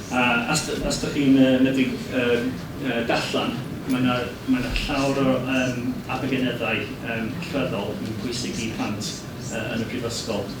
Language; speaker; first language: Welsh; non-native, learner; English